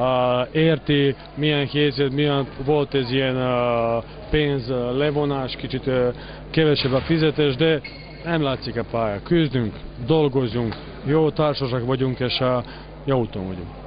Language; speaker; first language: Hungarian; non-native, learner; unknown